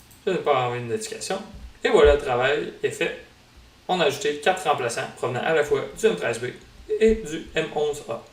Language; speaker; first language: French; native; French